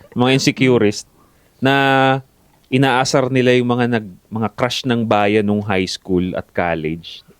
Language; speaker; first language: Filipino; native; Filipino